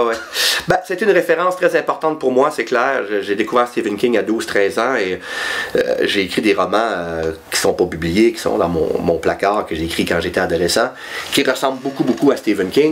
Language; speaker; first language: French; native; French